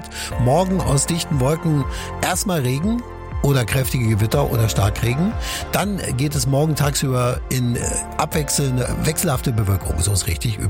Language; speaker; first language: German; native; German